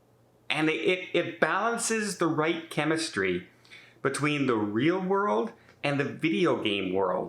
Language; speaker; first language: English; native; English